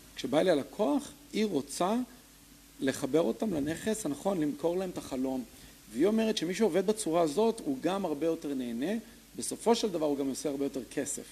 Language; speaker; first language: Hebrew; early bilingual, other home language; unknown